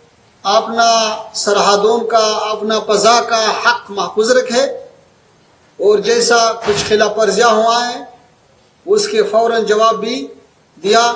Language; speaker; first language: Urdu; non-native, fluent; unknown